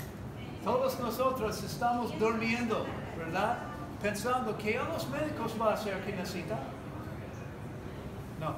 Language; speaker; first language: Spanish; non-native, learner; English